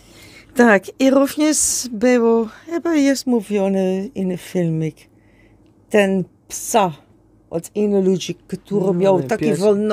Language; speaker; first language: Polish; non-native, learner; Dutch